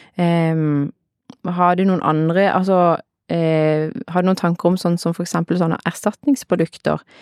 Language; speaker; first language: Norwegian; native; Norwegian